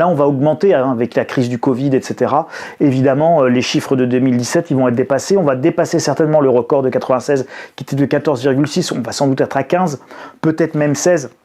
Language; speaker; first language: French; native; French